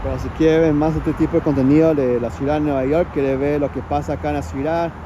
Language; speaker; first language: Spanish; early bilingual, heritage; Spanish